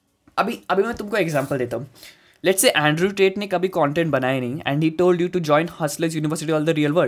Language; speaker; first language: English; non-native, local second language; Hindi